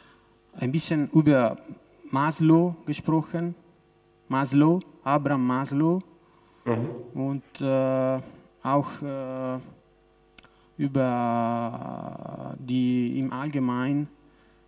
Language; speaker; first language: German; non-native, local second language; Italian